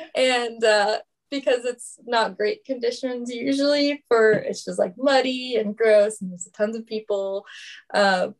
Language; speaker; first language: English; native; English